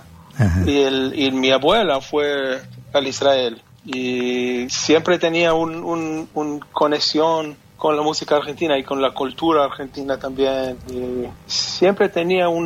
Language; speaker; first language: Spanish; non-native, fluent; Hebrew